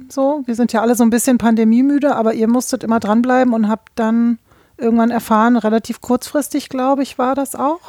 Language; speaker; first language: German; native; German